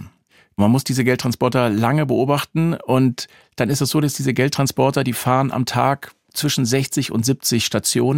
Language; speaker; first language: German; native; German